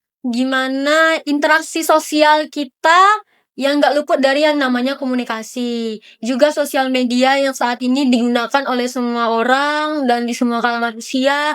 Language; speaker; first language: Indonesian; native; Indonesian